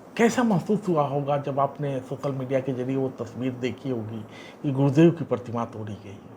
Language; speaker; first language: Hindi; native; Hindi